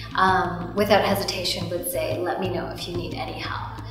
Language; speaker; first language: English; native; English